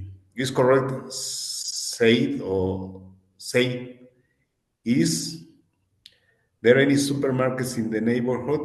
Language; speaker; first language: English; non-native, learner; Spanish